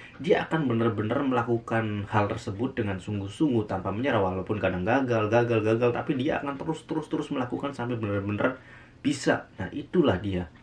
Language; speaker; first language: Indonesian; native; Indonesian